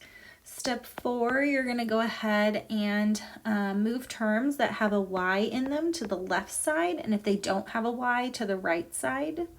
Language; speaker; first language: English; native; English